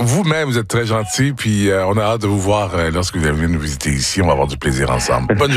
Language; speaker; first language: French; native; French